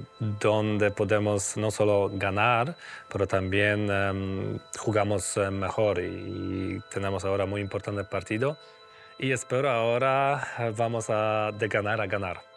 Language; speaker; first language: Spanish; non-native, learner; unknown